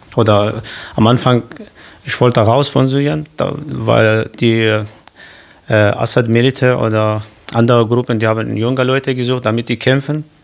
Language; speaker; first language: German; non-native, learner; Kurdish